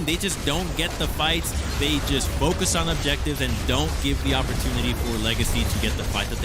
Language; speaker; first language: English; native; English